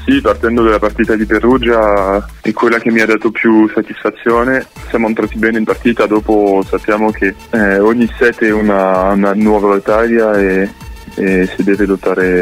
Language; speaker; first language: Italian; non-native, fluent; French